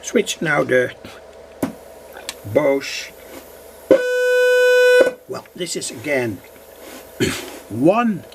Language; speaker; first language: English; non-native, fluent; Dutch